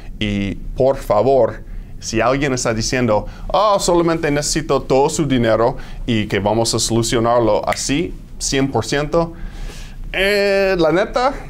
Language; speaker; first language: Spanish; non-native, fluent; English